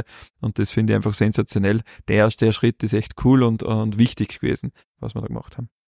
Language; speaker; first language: German; native; German